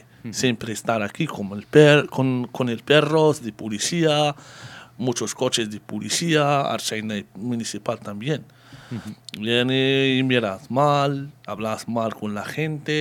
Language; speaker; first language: Spanish; non-native, learner; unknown